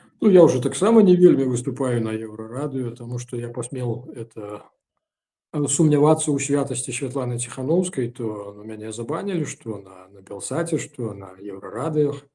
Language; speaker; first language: Belarusian; native; Belarusian